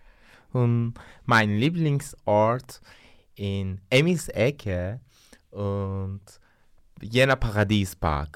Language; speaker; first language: German; non-native, learner; Turkish